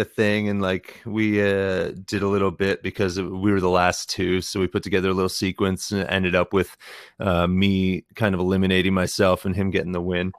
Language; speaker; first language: English; native; English